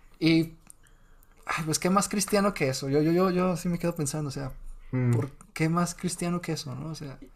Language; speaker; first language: Spanish; native; Spanish